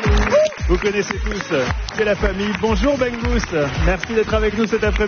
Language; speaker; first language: French; native; French